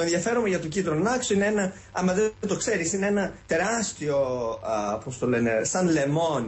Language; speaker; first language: Greek; early bilingual, heritage; Greek